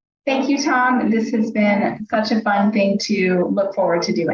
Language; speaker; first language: English; native; English